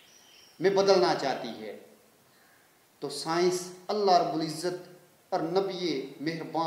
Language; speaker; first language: Urdu; native; Urdu